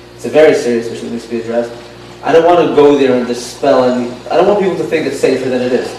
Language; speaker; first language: English; non-native, fluent; Yiddish